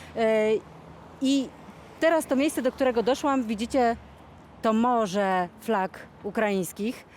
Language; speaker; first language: Polish; native; Polish